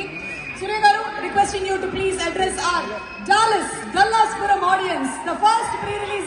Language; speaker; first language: Telugu; native; Telugu